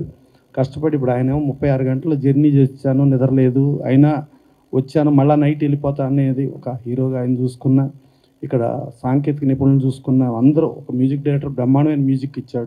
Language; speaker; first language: Telugu; native; Telugu